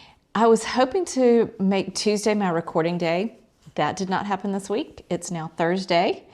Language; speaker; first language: English; native; English